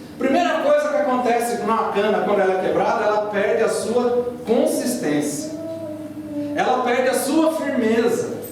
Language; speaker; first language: Portuguese; native; Portuguese